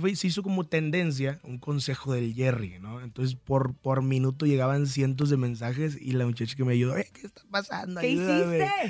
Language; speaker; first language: Spanish; native; Spanish